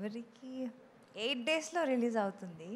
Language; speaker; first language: Telugu; non-native, learner; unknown